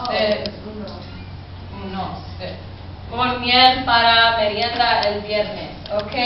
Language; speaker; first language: Spanish; non-native, fluent; English